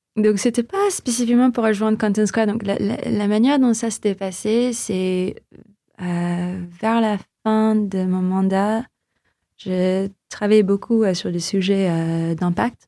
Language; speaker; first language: French; non-native, fluent; Filipino